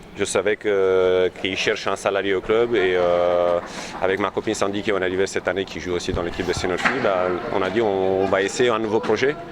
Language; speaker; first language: French; non-native, fluent; Romanian